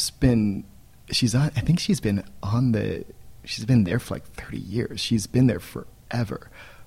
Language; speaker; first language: English; native; English